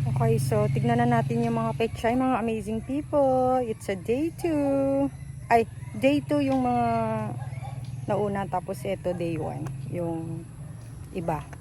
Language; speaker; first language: Filipino; non-native, local second language; Iloko